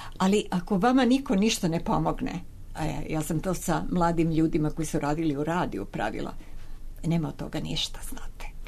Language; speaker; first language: Serbian; native; Serbian